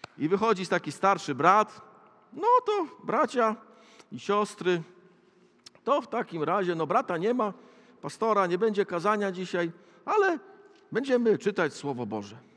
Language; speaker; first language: Polish; native; Polish